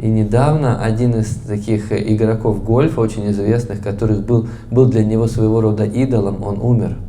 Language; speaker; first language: Russian; native; Russian